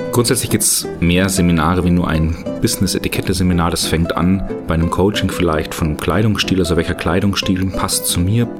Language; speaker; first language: German; native; German